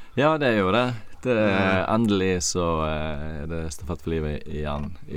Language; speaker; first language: Norwegian; native; Norwegian